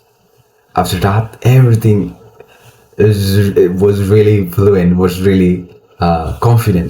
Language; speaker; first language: English; non-native, learner; Indonesian